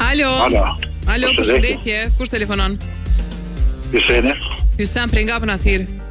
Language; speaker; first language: Albanian; native; Albanian